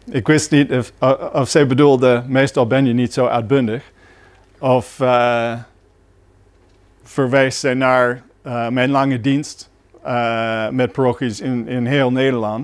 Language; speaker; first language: Dutch; non-native, fluent; English